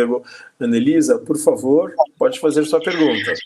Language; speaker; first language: Portuguese; non-native, fluent; Spanish